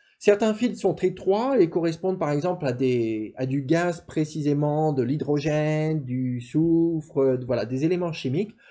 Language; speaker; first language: French; native; French